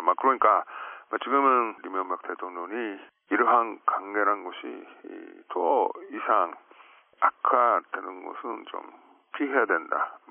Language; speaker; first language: Korean; non-native, fluent; Japanese